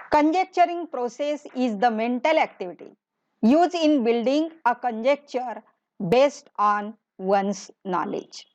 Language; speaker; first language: English; non-native, local second language; Marathi